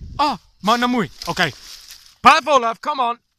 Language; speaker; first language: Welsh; non-native, learner; English